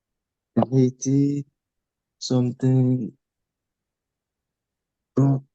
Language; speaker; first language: English; non-native, learner; Haitian Creole